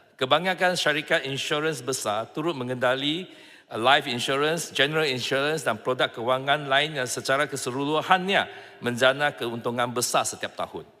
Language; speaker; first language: Malay; non-native, local second language; Chinese